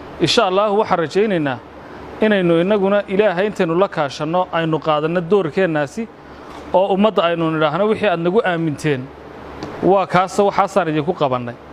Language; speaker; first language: Somali; native; Somali